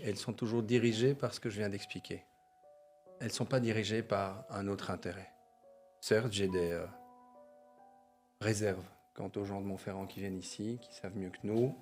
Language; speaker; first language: French; native; French